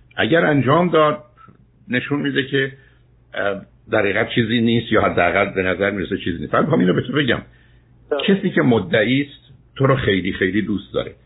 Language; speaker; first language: Persian; native; Persian